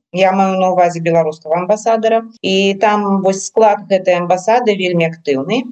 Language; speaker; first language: Belarusian; non-native, local second language; Russian